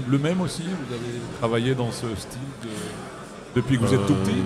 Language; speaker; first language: French; native; French